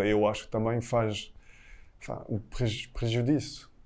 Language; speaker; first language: Portuguese; non-native, fluent; French